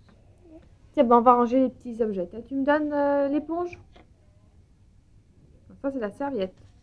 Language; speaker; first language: French; native; French